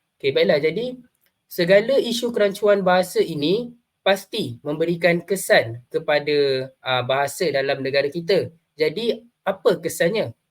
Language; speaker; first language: Malay; native; Malay